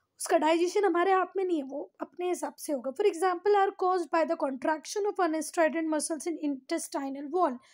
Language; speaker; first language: Hindi; native; Hindi